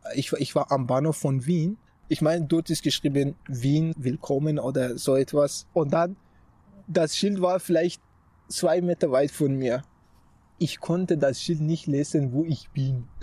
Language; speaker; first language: German; non-native, fluent; Persian